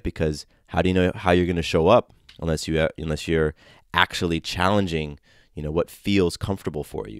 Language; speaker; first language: English; native; English